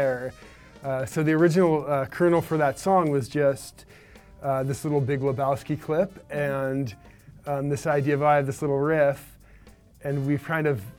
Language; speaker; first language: English; native; English